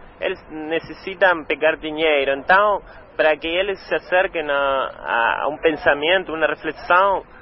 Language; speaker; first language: Portuguese; non-native, learner; Spanish